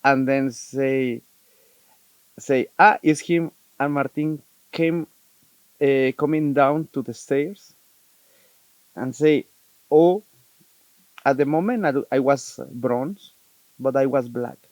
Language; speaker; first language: English; non-native, learner; Spanish